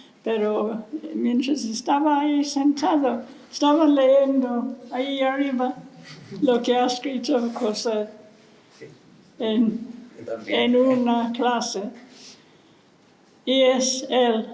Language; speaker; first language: Spanish; non-native, fluent; English